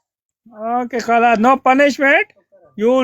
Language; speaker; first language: English; non-native, learner; Hindi